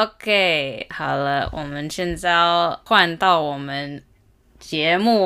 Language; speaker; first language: Chinese; early bilingual, heritage; Chinese